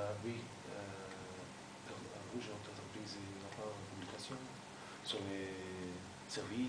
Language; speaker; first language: French; non-native, learner; Portuguese